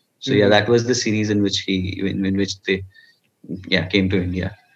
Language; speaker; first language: English; non-native, local second language; Hindi